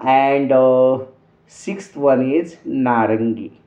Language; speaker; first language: English; non-native, local second language; Marathi